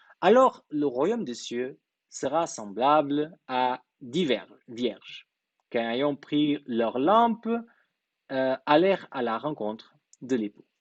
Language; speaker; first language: French; non-native, fluent; Portuguese